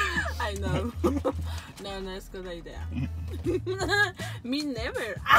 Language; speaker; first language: English; non-native, learner; Spanish